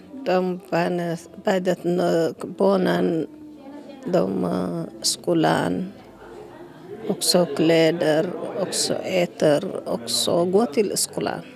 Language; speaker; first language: Swedish; non-native, learner; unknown